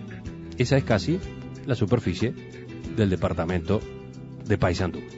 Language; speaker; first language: Spanish; native; Spanish